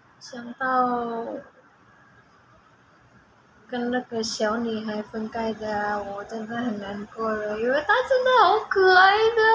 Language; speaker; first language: Chinese; non-native, learner; Indonesian